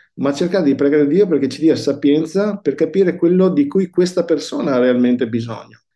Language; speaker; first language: Italian; native; Italian